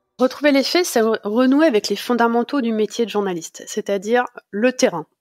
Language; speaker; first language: French; native; French